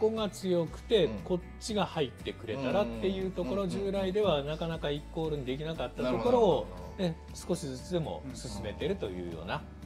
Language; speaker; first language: Japanese; native; Japanese